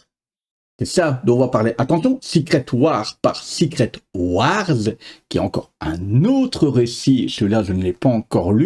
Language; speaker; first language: French; native; French